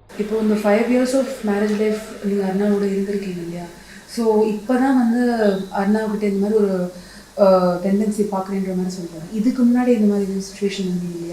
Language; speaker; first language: Tamil; native; Tamil